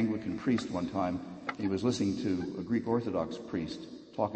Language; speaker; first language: English; native; English